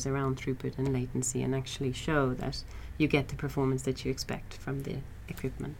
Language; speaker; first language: English; native; English